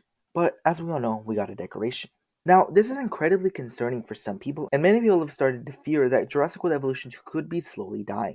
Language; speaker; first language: English; native; English